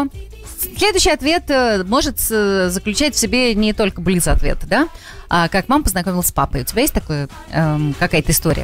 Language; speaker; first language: Russian; native; Russian